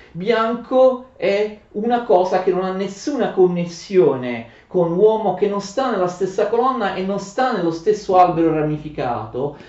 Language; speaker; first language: Italian; native; Italian